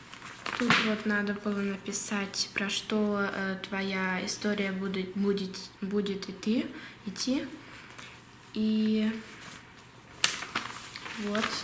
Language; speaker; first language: Russian; early bilingual, heritage; Russian